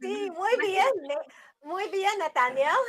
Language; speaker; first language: Spanish; non-native, learner; English